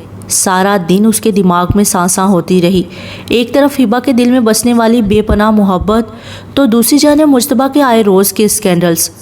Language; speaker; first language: Urdu; native; Urdu